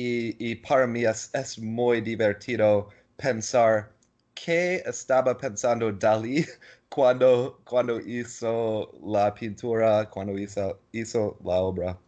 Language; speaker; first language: Spanish; non-native, learner; English